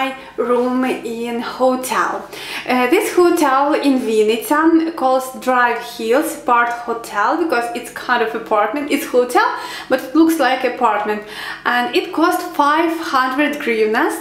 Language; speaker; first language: English; non-native, learner; Ukrainian